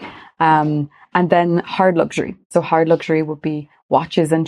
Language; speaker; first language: English; native; English